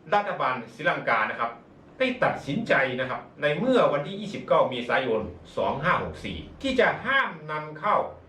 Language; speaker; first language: Thai; non-native, fluent; Chinese